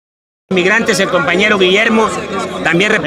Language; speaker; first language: Spanish; native; Spanish